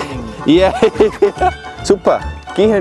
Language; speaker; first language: German; non-native, learner; English